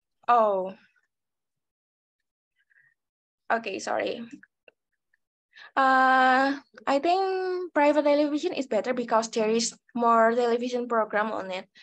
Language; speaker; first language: English; non-native, learner; Indonesian